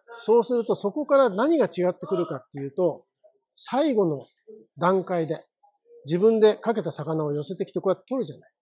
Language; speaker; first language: Japanese; native; Japanese